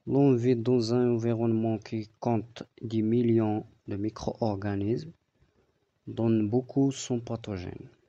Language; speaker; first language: French; non-native, local second language; Arabic